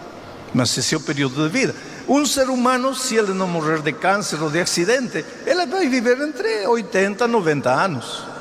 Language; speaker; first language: Portuguese; non-native, fluent; Spanish